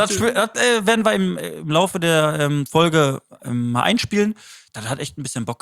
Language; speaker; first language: German; native; German